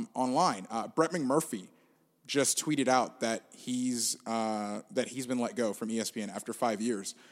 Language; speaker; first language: English; native; English